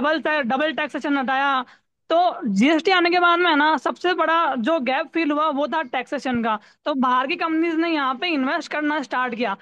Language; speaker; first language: Hindi; native; Hindi